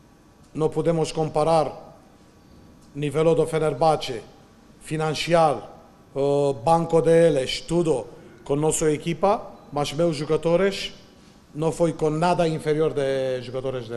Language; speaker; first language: Portuguese; non-native, learner; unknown